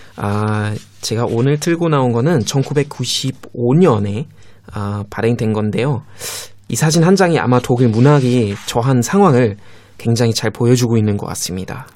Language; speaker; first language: Korean; non-native, fluent; German